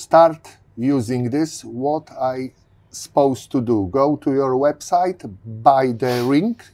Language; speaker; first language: English; non-native, learner; Polish